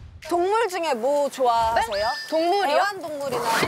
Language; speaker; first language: Korean; native; Korean